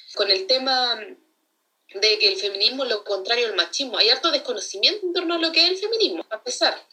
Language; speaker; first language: Spanish; native; Spanish